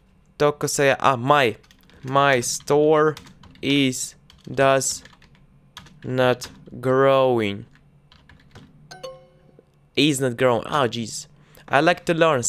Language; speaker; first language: English; non-native, learner; Russian